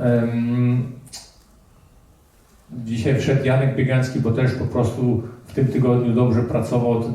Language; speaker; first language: Polish; early bilingual, heritage; Polish